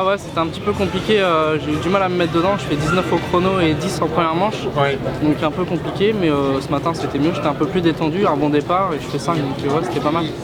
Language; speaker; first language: French; native; French